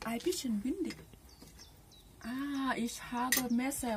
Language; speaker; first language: German; non-native, learner; Thai